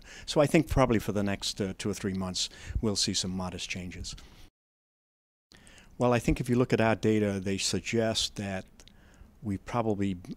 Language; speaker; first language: English; native; English